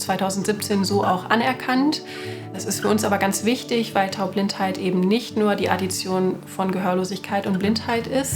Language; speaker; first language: German; native; German